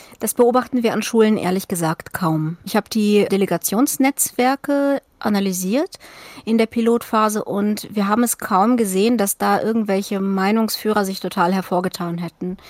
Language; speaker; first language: German; early bilingual, other home language; Russian